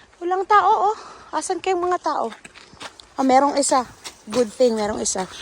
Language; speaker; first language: Filipino; native; Filipino